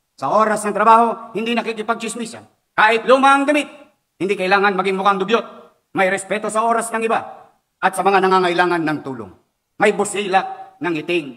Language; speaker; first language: Filipino; native; Filipino